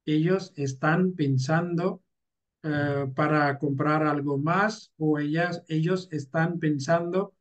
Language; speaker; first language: Spanish; non-native, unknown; Hindi